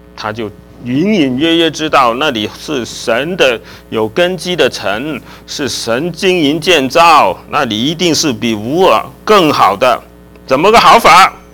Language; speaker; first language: Chinese; native; Chinese